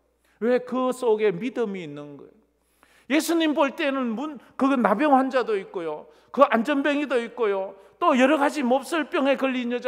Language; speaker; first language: Korean; native; Korean